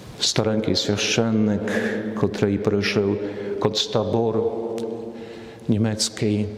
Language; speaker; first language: Polish; non-native, learner; Ukrainian